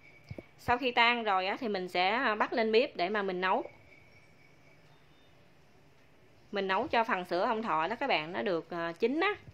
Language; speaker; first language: Vietnamese; native; Vietnamese